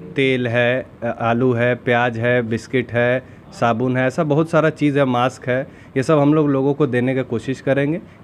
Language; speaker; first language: Hindi; native; Hindi